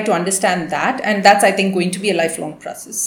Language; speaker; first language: English; non-native, local second language; Tamil